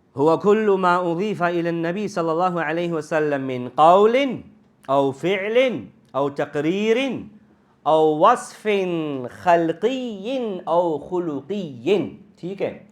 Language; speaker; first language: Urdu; early bilingual, heritage; Urdu